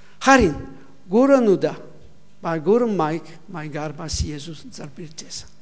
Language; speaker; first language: Mongolian; non-native, learner; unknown